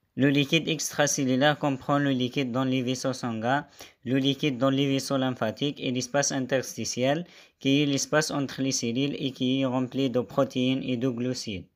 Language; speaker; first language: French; non-native, local second language; Arabic